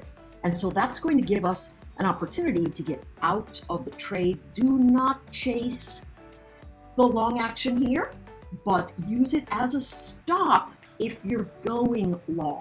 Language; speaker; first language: English; native; English